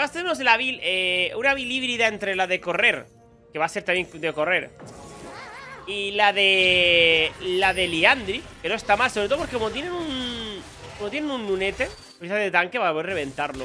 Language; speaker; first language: Spanish; native; Spanish